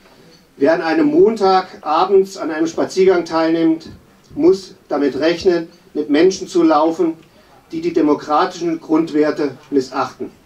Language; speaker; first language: German; native; German